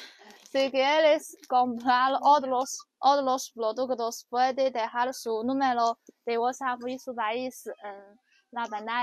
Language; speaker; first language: Spanish; non-native, learner; Chinese